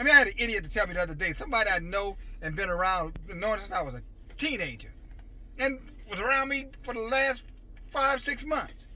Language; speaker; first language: English; native; English